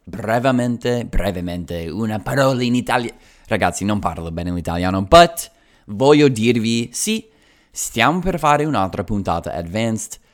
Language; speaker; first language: Italian; non-native, fluent; English